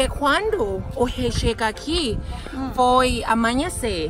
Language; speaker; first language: Portuguese; non-native, learner; Thai